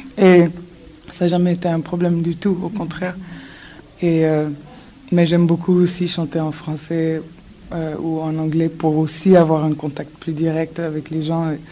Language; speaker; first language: French; non-native, fluent; Spanish